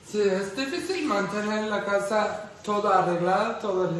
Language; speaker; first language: Spanish; non-native, fluent; Turkish